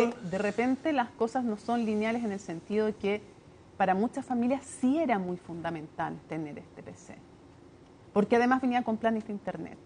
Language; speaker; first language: Spanish; native; Spanish